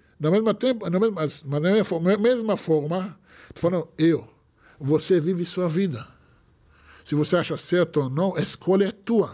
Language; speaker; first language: Portuguese; non-native, fluent; Hebrew